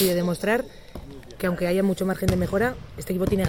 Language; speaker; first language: Spanish; native; Spanish